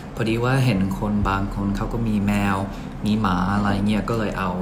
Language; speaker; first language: Thai; early bilingual, other home language; English